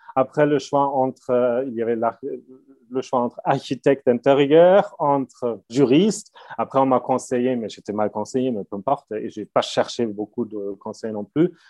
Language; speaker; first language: French; non-native, fluent; German